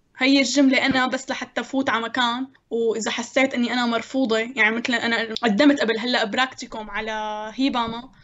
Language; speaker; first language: Arabic; native; Arabic